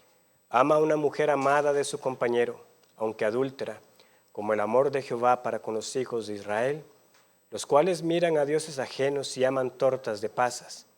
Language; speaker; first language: Spanish; native; Spanish